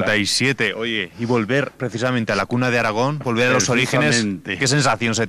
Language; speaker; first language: Spanish; native; Spanish